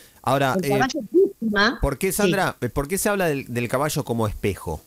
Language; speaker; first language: Spanish; native; Spanish